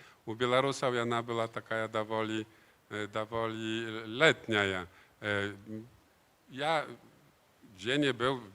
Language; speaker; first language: Polish; non-native, learner; Belarusian